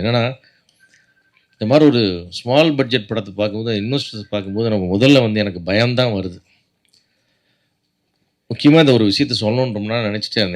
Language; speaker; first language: Tamil; native; Tamil